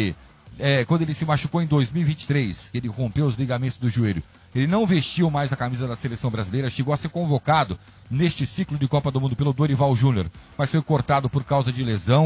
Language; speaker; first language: Portuguese; native; Portuguese